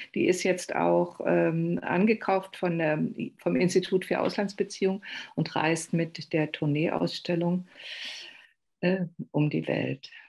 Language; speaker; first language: German; native; German